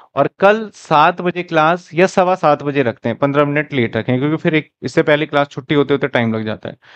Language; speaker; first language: Hindi; native; Hindi